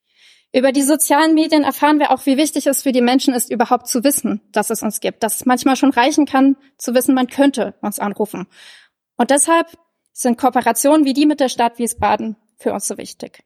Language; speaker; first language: German; native; German